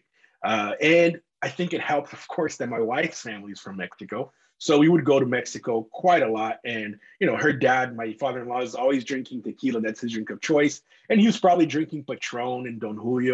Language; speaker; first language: English; non-native, fluent; Portuguese